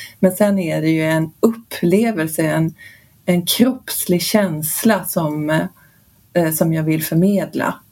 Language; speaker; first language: Swedish; early bilingual, heritage; Swedish